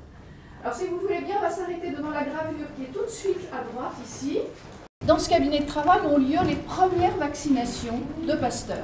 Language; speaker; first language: French; native; French